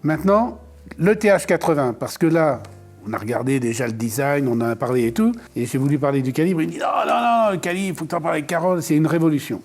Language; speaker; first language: French; native; French